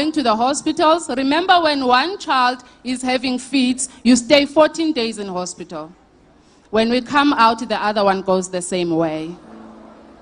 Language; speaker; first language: English; non-native, local second language; Xhosa